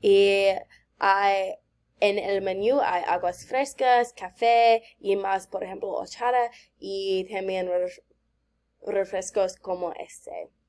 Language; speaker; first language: Spanish; non-native, learner; English